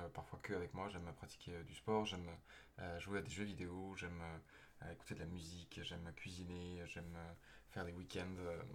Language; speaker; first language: French; native; French